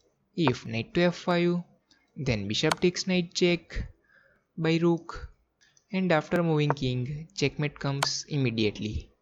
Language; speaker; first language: English; non-native, fluent; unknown